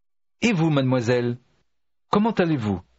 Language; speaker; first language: French; non-native, learner; English